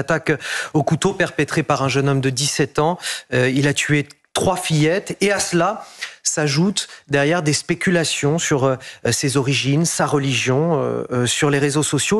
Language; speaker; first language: French; native; French